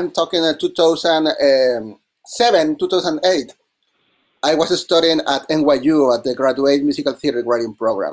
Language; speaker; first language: English; non-native, fluent; Spanish